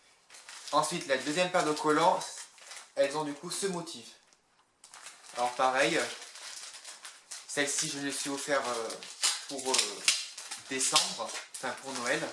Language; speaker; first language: French; native; French